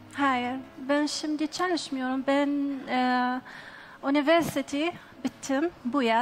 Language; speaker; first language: Turkish; non-native, learner; Arabic